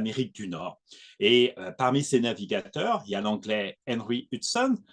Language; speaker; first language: French; native; French